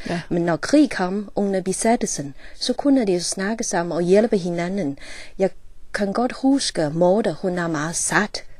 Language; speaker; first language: Danish; non-native, fluent; Chinese